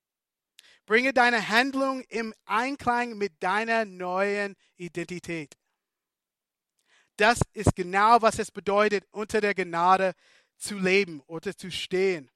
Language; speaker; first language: German; non-native, fluent; English